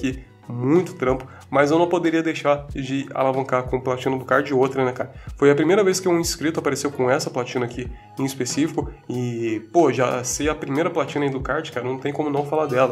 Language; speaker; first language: Portuguese; native; Portuguese